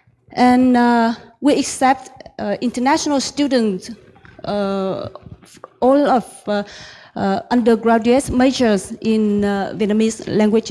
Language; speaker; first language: English; non-native, learner; Vietnamese